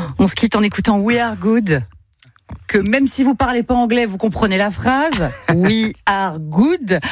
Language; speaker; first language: French; native; French